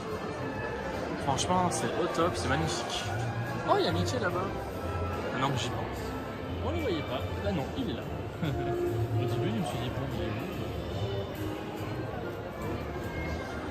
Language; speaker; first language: French; native; French